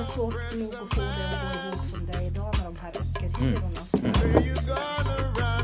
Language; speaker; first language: Swedish; native; Swedish